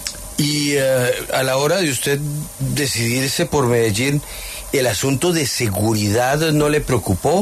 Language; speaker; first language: Spanish; native; Spanish